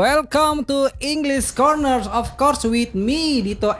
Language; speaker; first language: English; non-native, local second language; Indonesian